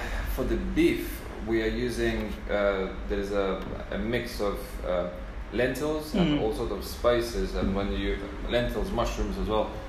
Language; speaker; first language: English; native; English